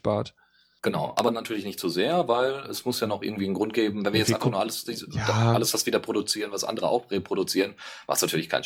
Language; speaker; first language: German; native; German